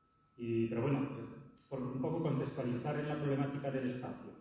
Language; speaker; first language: Spanish; native; Spanish